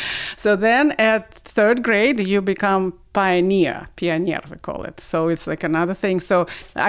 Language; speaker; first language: English; non-native, fluent; Russian